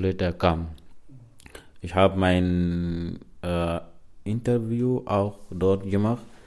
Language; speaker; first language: German; non-native, learner; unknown